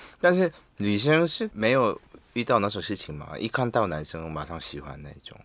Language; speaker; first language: Chinese; non-native, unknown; Korean